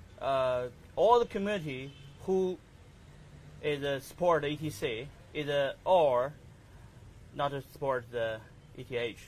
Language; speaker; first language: English; non-native, learner; Chinese